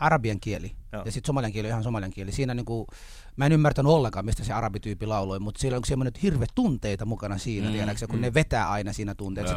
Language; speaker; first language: Finnish; early bilingual, other home language; Somali